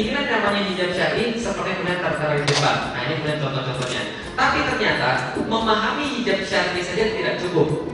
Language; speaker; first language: Indonesian; native; Indonesian